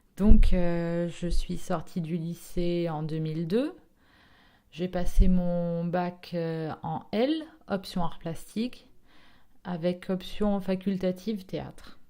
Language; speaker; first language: French; early bilingual, other home language; Italian